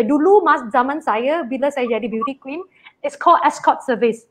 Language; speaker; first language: English; non-native, local second language; Chinese